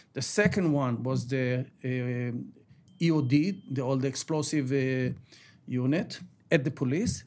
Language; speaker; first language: English; non-native, fluent; Ladino